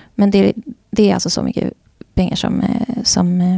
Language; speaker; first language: Swedish; native; Swedish